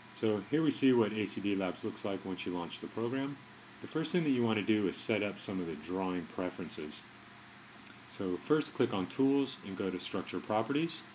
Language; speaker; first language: English; native; English